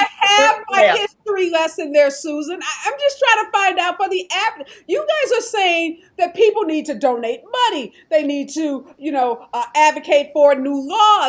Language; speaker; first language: English; native; English